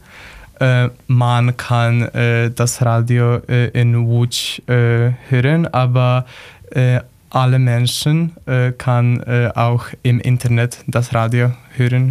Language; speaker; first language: German; non-native, learner; Polish